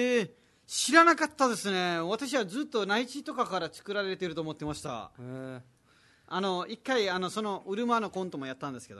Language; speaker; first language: Japanese; non-native, fluent; Nepali